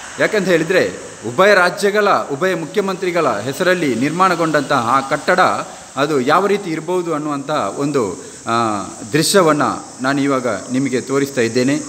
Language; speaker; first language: Kannada; non-native, local second language; Tulu